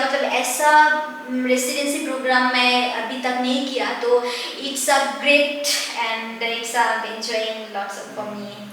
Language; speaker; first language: Hindi; non-native, local second language; Bangla